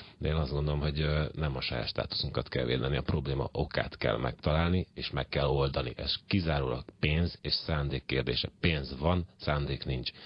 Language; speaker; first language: Hungarian; early bilingual, other home language; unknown